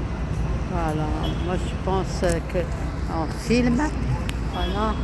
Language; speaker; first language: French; non-native, local second language; Arabic